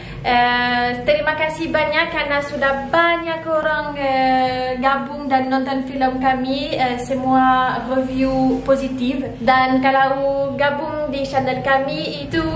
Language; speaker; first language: Indonesian; non-native, learner; French